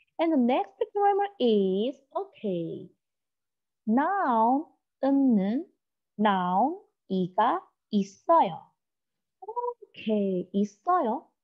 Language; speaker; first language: English; non-native, learner; Korean